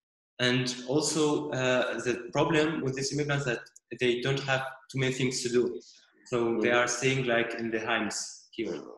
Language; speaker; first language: English; non-native, fluent; Arabic